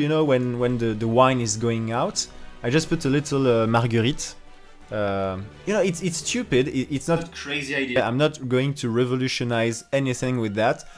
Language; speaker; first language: English; non-native, fluent; French